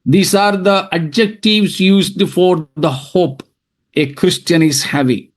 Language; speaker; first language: English; non-native, local second language; Malayalam